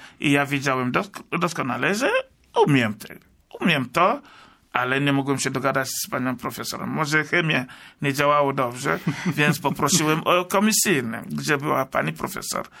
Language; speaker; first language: Polish; non-native, fluent; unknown